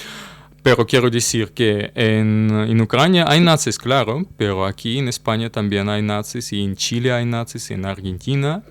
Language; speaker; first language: Spanish; non-native, learner; Russian